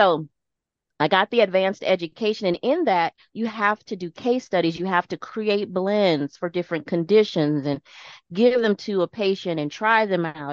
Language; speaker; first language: English; native; English